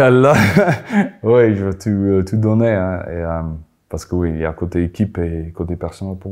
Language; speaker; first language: French; non-native, fluent; Afrikaans